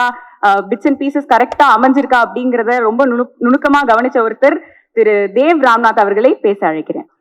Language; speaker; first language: Tamil; native; Tamil